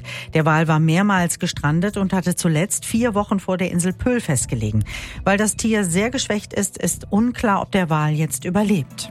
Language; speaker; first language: German; native; German